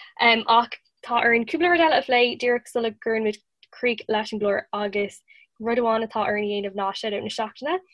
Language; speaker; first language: Irish; non-native, local second language; English